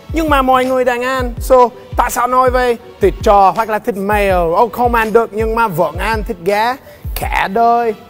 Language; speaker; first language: Vietnamese; non-native, fluent; English